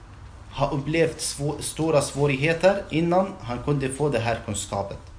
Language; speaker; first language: Swedish; non-native, fluent; Arabic